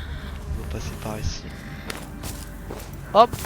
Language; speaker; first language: French; native; French